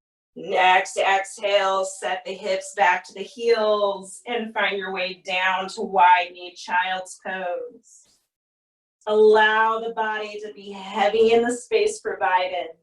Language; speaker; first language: English; native; English